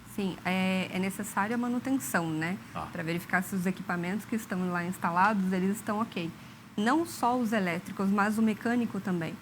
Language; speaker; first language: Portuguese; native; Portuguese